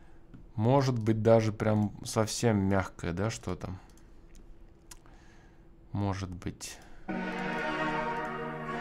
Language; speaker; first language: Russian; native; Russian